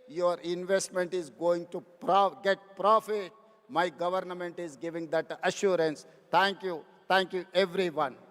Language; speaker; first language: English; non-native, local second language; Telugu